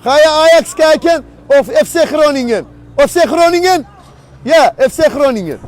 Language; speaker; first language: Dutch; non-native, learner; Azerbaijani